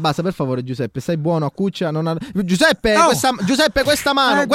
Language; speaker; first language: Italian; native; Italian